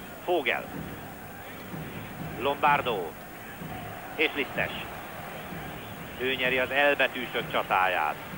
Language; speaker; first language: Hungarian; native; Hungarian